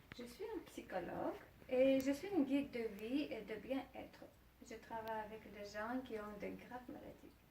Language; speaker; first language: French; non-native, learner; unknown